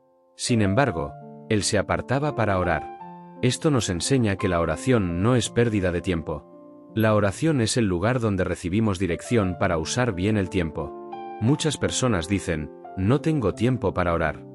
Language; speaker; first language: Spanish; native; Spanish